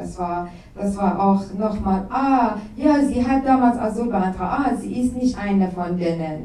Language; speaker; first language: German; non-native, learner; Persian